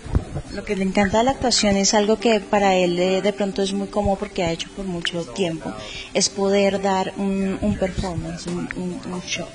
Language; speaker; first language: Spanish; native; Spanish